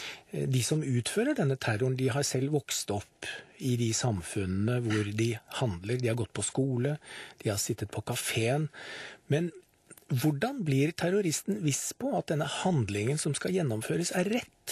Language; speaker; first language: Norwegian; native; Norwegian